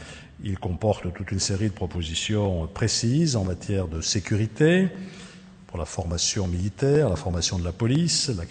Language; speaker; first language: French; native; French